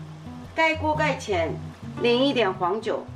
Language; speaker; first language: Chinese; native; Chinese